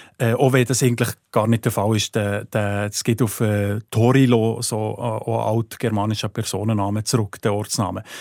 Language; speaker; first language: German; native; German